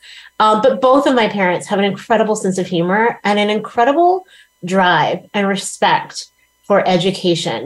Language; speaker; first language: English; native; English